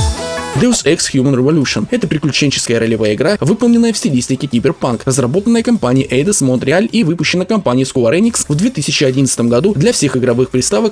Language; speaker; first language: Russian; native; Russian